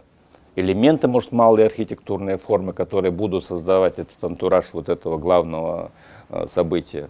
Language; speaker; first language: Russian; native; Russian